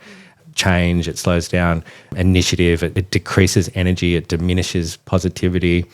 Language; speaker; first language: English; native; English